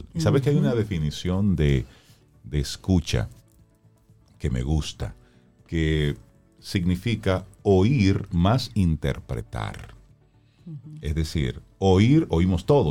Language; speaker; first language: Spanish; native; Spanish